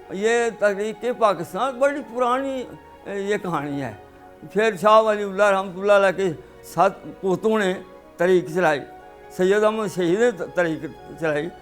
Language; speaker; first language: Urdu; non-native, local second language; Punjabi